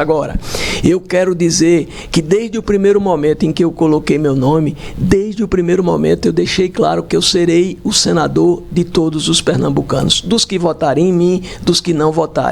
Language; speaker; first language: Portuguese; native; Portuguese